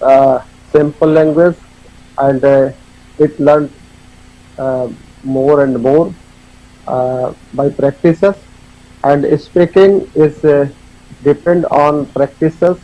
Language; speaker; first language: English; non-native, learner; Hindi